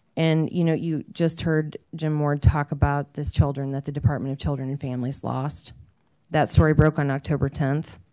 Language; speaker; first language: English; native; English